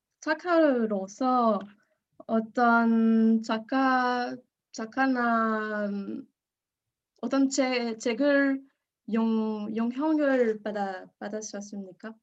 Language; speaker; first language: Korean; non-native, learner; French